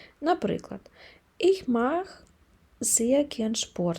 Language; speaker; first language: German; non-native, fluent; Ukrainian